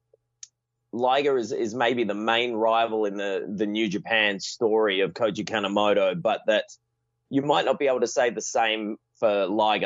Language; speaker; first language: English; native; English